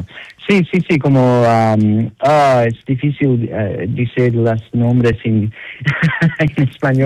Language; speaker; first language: Spanish; non-native, learner; English